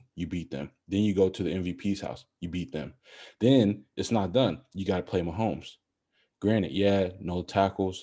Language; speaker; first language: English; native; English